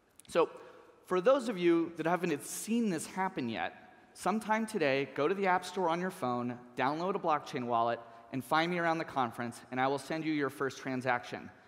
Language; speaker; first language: English; native; English